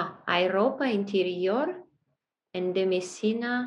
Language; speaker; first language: Spanish; non-native, learner; Russian